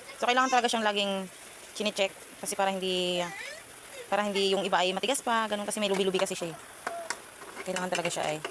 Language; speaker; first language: Filipino; native; Filipino